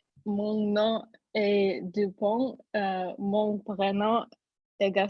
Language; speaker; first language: French; non-native, learner; Russian